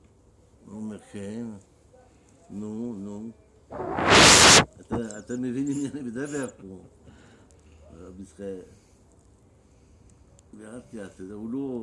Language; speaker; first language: Hebrew; non-native, fluent; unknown